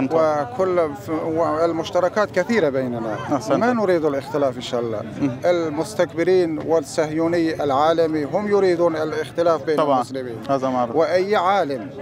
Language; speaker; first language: Arabic; non-native, fluent; Turkmen